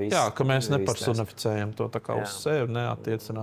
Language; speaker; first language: Latvian; native; Latvian